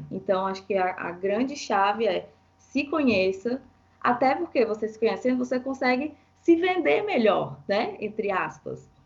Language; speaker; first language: Portuguese; native; Portuguese